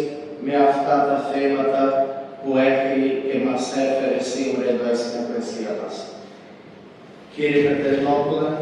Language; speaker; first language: Greek; non-native, fluent; Portuguese